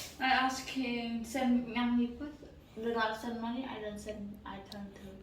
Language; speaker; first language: English; non-native, learner; Khmer